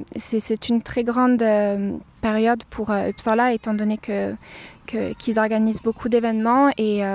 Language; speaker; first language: French; native; French